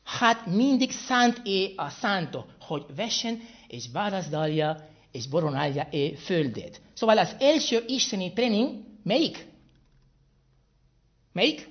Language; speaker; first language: Hungarian; non-native, fluent; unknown